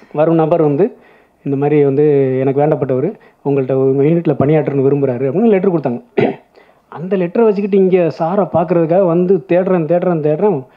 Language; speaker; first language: Tamil; native; Tamil